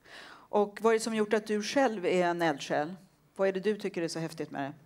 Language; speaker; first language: Swedish; native; Swedish